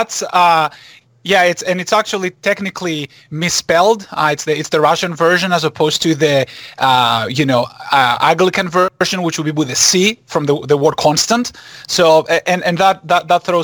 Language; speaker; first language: English; non-native, fluent; Greek